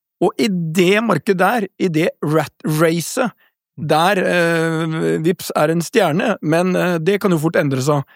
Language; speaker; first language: Norwegian; native; Norwegian